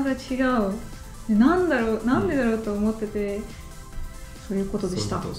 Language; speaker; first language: Japanese; non-native, fluent; Russian